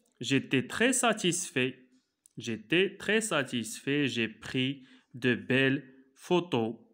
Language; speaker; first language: French; non-native, local second language; Arabic